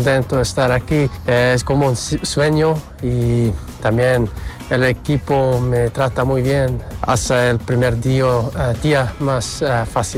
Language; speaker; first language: Spanish; early bilingual, heritage; Spanish